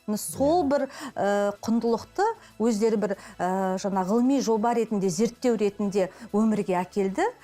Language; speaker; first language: Kazakh; native; Kazakh